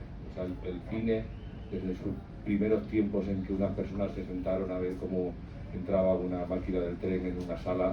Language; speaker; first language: Spanish; native; Spanish